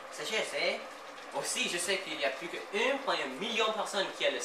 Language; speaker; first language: French; non-native, learner; English